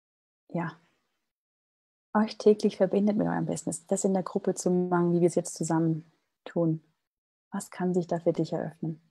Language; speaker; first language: German; native; German